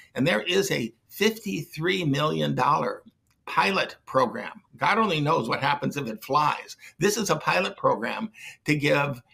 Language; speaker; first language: English; native; English